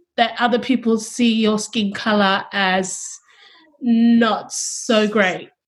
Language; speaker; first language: English; early bilingual, other home language; Tongan